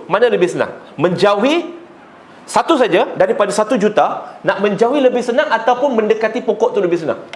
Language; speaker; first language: Malay; non-native, local second language; Chinese